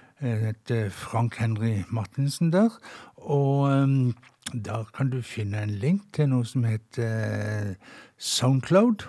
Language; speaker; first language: Norwegian; native; Norwegian